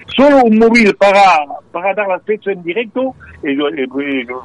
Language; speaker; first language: Spanish; non-native, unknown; French